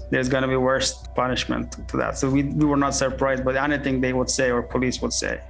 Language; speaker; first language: English; non-native, fluent; Persian